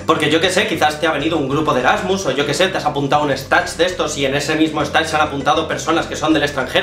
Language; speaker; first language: Spanish; native; Spanish